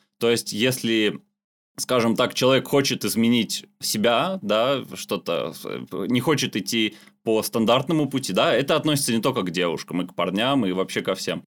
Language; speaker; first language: Russian; non-native, local second language; Armenian